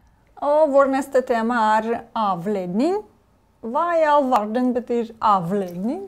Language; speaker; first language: Norwegian; non-native, fluent; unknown